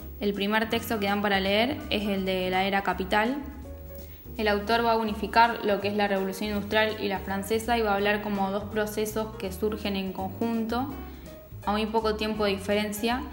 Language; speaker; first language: Spanish; native; Spanish